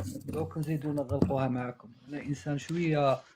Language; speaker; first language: Arabic; native; Arabic